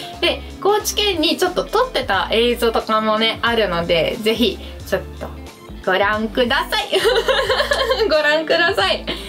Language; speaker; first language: Japanese; non-native, fluent; Italian